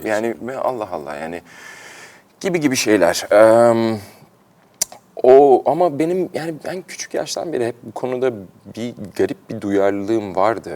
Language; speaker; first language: Turkish; early bilingual, heritage; Turkish